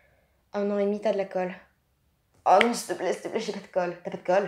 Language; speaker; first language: French; native; French